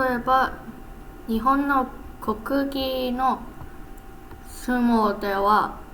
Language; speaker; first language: Japanese; non-native, learner; English